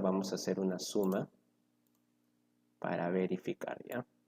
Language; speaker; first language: Spanish; native; Spanish